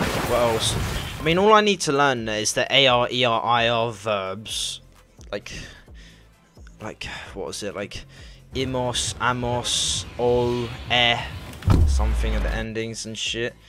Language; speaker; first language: English; native; English